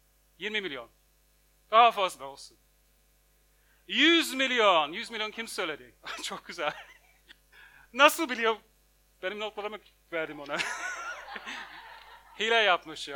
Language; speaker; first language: Turkish; non-native, fluent; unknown